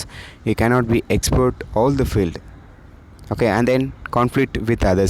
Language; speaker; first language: English; non-native, local second language; Tamil